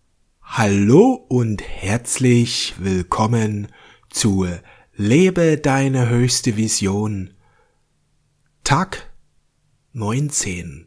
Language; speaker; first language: German; native; German